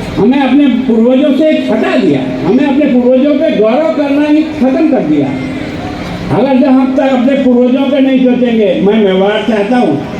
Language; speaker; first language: Hindi; native; Hindi